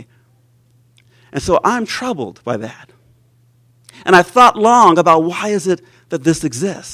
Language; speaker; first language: English; native; English